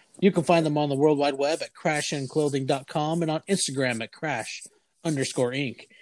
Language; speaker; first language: English; native; English